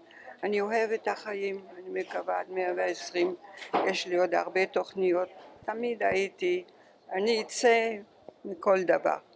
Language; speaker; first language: Hebrew; non-native, fluent; French